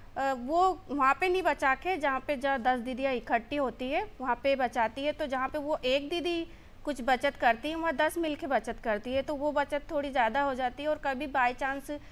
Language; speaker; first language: Hindi; native; Hindi